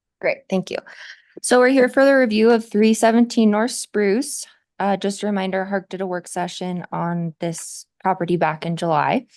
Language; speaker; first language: English; native; English